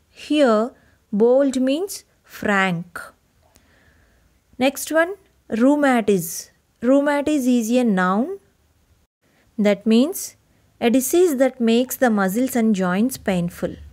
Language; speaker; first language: English; non-native, local second language; Telugu